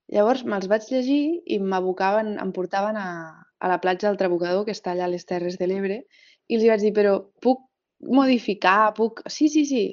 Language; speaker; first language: Catalan; native; Catalan